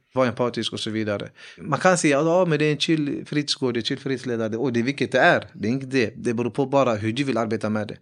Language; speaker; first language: Swedish; early bilingual, other home language; Kurdish